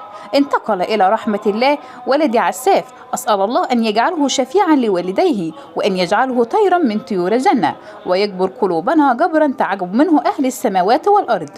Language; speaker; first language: Arabic; native; Arabic